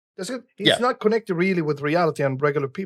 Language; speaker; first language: English; native; English